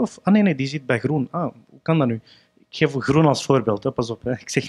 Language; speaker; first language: Dutch; early bilingual, other home language; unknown